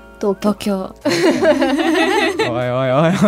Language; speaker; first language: Japanese; non-native, fluent; Ukrainian